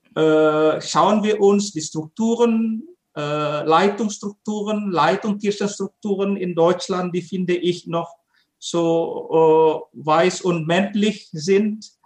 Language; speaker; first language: German; non-native, fluent; Indonesian